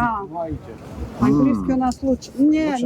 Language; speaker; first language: Russian; non-native, learner; Lithuanian